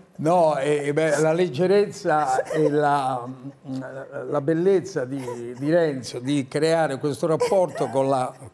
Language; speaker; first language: Italian; native; Italian